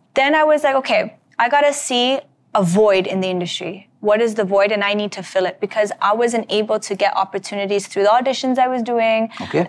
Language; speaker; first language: English; native; English